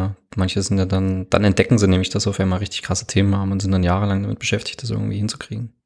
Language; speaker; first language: German; native; German